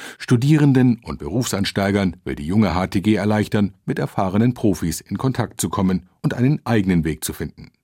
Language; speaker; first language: German; native; German